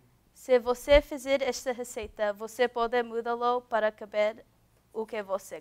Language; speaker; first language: Portuguese; non-native, learner; English